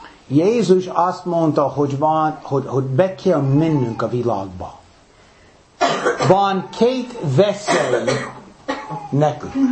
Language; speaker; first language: Hungarian; non-native, fluent; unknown